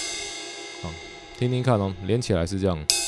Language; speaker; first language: Chinese; native; Chinese